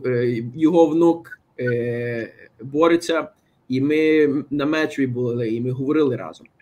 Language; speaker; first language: Ukrainian; early bilingual, heritage; Ukrainian